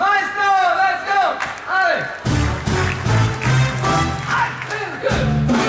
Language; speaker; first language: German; non-native, learner; French